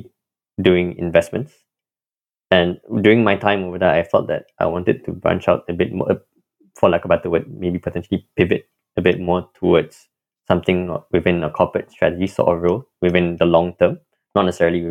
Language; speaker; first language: English; non-native, local second language; Malay